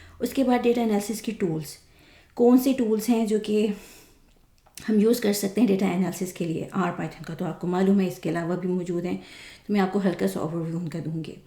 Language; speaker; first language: Urdu; native; Urdu